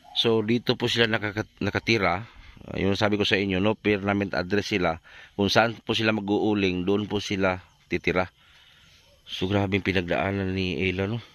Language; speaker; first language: Filipino; non-native, local second language; Cebuano